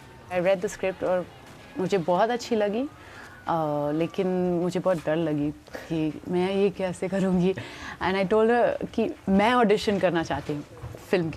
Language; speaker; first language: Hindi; non-native, local second language; English